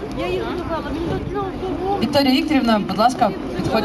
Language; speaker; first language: Ukrainian; native; Ukrainian